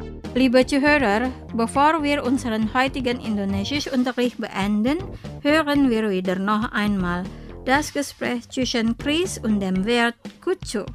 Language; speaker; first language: German; non-native, fluent; Indonesian